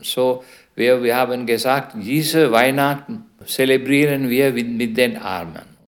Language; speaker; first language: German; non-native, learner; Sinhala